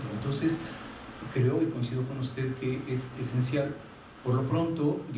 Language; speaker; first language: Spanish; native; Spanish